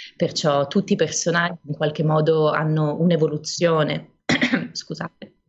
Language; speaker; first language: Italian; native; Italian